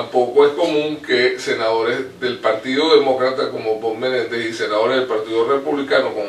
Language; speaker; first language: Spanish; native; Spanish